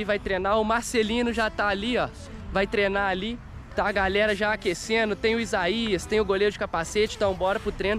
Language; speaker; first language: Portuguese; native; Portuguese